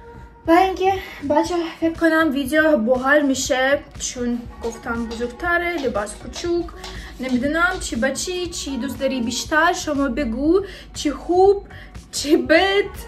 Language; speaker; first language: Persian; non-native, learner; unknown